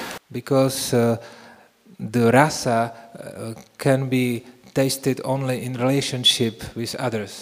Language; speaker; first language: English; non-native, fluent; Czech